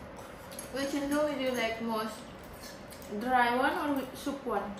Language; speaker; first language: English; non-native, learner; Indonesian